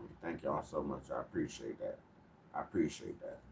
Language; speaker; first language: English; native; English